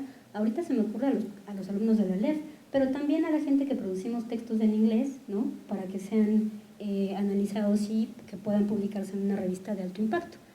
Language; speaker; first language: Spanish; native; Spanish